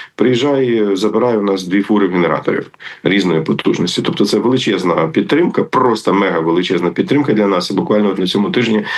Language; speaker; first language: Ukrainian; native; Ukrainian